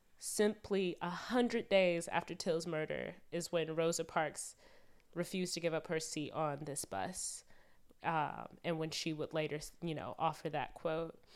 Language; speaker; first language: English; native; English